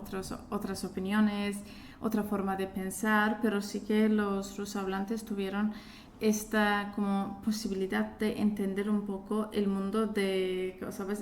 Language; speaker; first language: Spanish; non-native, fluent; Azerbaijani